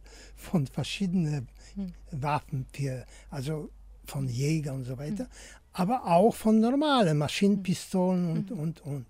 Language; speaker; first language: German; non-native, fluent; Polish